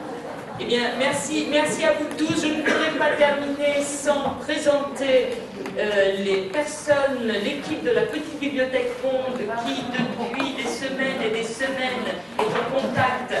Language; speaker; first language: French; native; French